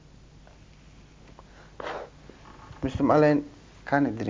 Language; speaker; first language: Dutch; non-native, learner; Turkish